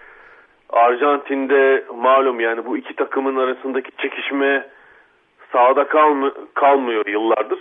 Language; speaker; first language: Turkish; native; Turkish